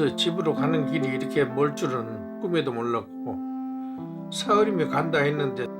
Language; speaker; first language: Korean; native; Korean